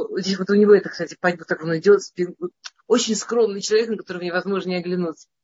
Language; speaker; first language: Russian; native; Russian